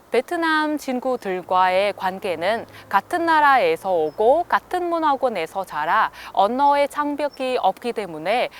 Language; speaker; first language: Korean; non-native, fluent; Vietnamese